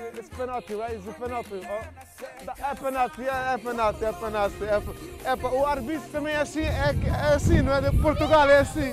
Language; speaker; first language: Portuguese; non-native, learner; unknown